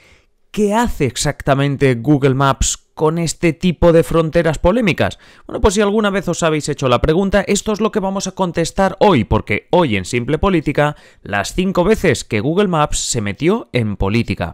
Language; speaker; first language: Spanish; native; Spanish